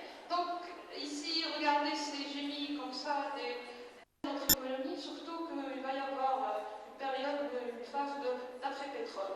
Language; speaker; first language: French; non-native, local second language; Arabic